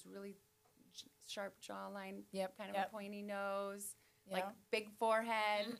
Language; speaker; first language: English; native; English